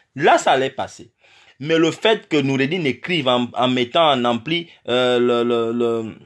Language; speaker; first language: French; non-native, local second language; Fang